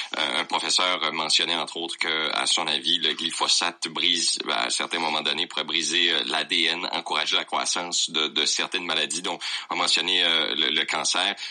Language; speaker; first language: French; native; French